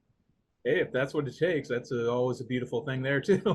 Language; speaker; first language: English; native; English